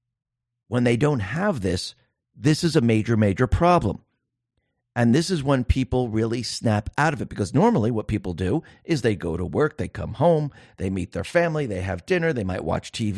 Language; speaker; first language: English; native; English